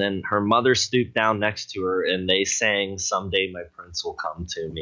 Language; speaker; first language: English; native; English